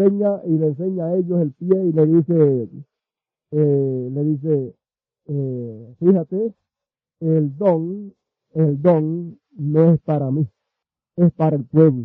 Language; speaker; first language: Spanish; native; Spanish